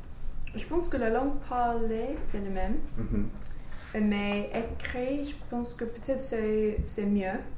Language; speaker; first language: French; non-native, fluent; English